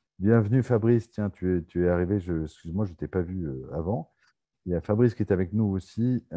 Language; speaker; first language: French; native; French